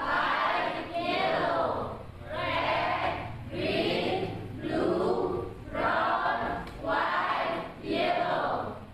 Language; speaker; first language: English; non-native, learner; Indonesian